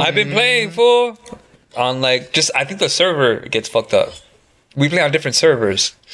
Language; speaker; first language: English; early bilingual, other home language; Spanish